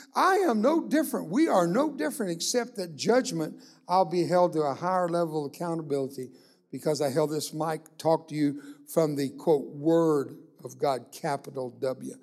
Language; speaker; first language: English; early bilingual, other home language; Spanish